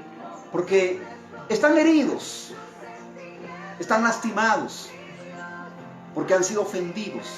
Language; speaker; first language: Spanish; native; Spanish